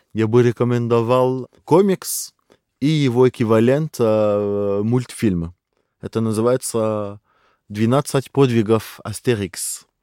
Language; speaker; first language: Russian; non-native, fluent; French